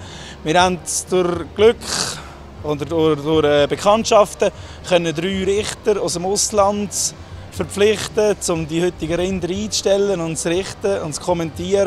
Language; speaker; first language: German; native; German